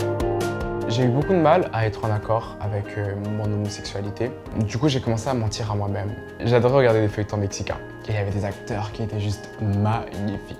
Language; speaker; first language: French; non-native, local second language; Rundi